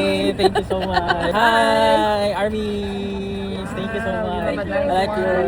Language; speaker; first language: English; non-native, local second language; Filipino